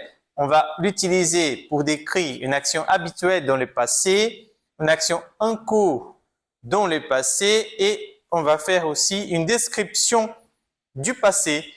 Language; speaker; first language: French; non-native, fluent; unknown